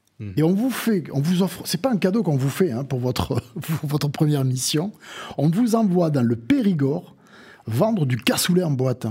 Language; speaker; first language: French; native; French